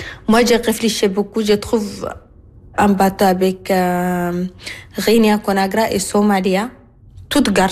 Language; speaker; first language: French; non-native, learner; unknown